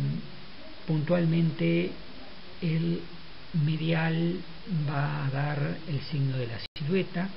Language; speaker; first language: Spanish; native; Spanish